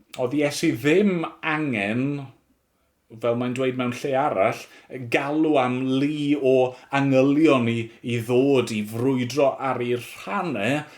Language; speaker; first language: Welsh; native; Welsh